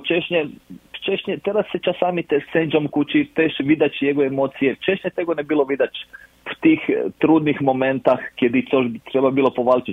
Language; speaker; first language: Polish; non-native, fluent; Croatian